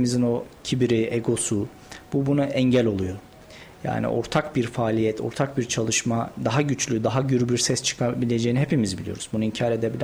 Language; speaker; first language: Turkish; native; Turkish